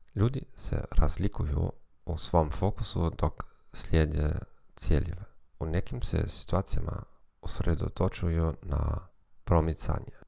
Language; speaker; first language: Croatian; non-native, fluent; German